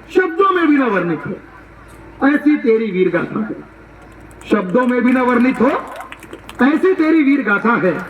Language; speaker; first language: Hindi; non-native, local second language; Marathi